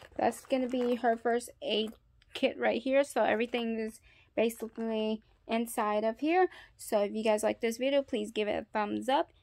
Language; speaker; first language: English; native; English